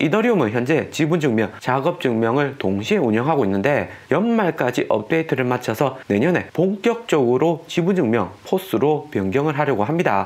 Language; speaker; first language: Korean; native; Korean